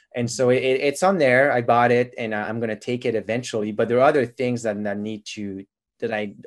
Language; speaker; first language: English; non-native, fluent; French